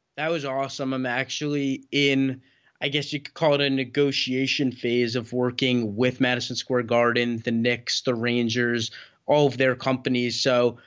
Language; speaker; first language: English; native; English